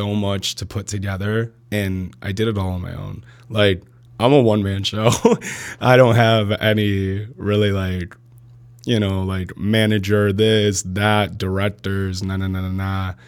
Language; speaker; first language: English; early bilingual, other home language; Arabic